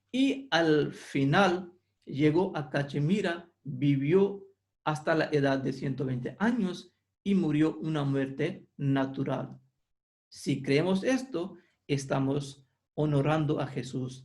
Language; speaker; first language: Spanish; non-native, fluent; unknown